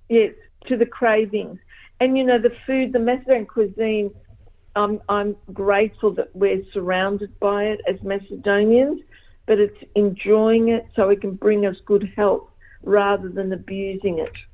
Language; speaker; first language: English; early bilingual, other home language; Macedonian